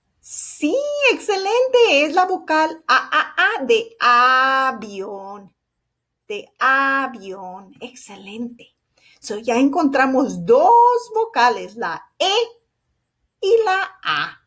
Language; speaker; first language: Spanish; early bilingual, heritage; Spanish